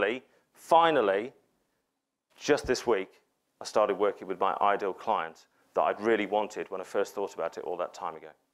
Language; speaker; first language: English; native; English